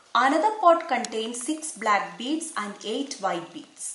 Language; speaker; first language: English; non-native, local second language; Malayalam